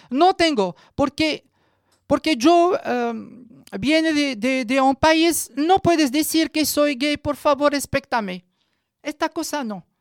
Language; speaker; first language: Spanish; non-native, learner; Arabic